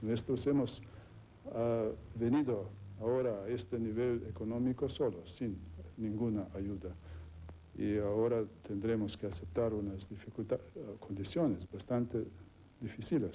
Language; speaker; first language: Spanish; non-native, fluent; Slovenian